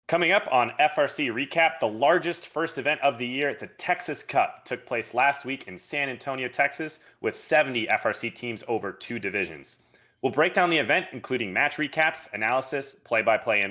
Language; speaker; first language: English; native; English